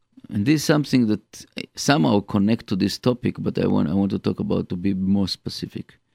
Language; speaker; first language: English; non-native, fluent; Hebrew